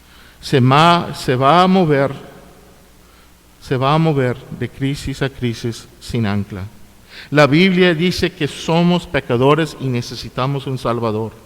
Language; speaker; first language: Spanish; non-native, fluent; English